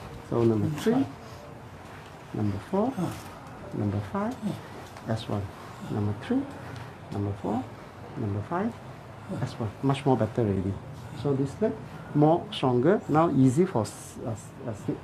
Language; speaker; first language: English; non-native, local second language; Chinese